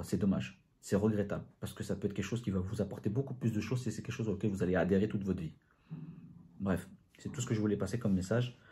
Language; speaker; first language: French; native; French